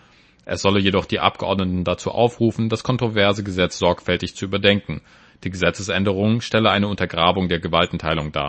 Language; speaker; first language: German; native; German